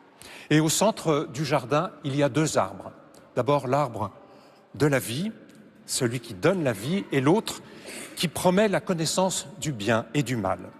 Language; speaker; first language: French; native; French